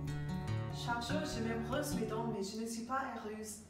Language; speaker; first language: French; non-native, learner; English